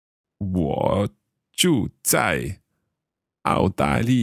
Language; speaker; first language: Chinese; non-native, learner; English